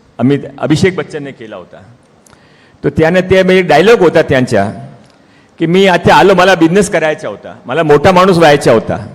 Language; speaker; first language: Marathi; non-native, local second language; Hindi